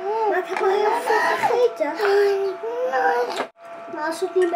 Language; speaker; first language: Dutch; early bilingual, other home language; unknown